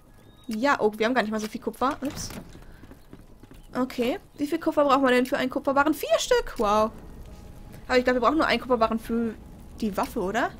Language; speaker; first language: German; native; German